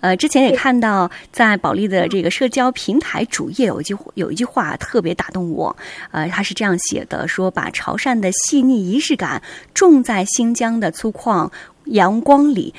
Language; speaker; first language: Chinese; native; Chinese